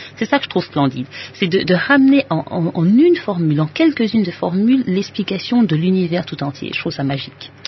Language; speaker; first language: French; native; French